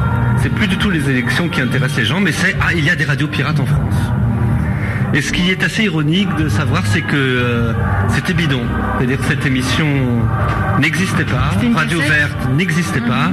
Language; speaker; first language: French; native; French